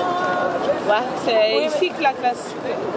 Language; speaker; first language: French; non-native, fluent; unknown